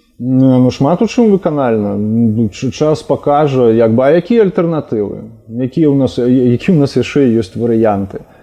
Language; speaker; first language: Belarusian; non-native, local second language; Russian